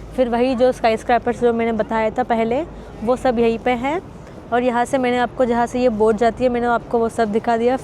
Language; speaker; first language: Hindi; non-native, local second language; Telugu